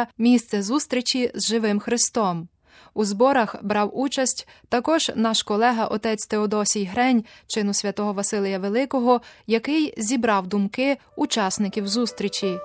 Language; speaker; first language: Ukrainian; native; Ukrainian